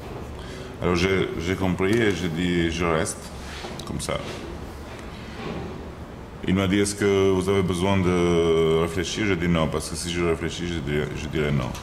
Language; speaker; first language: French; non-native, fluent; Albanian